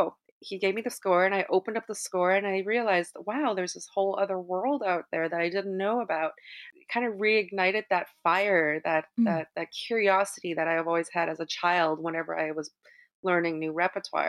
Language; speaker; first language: English; native; English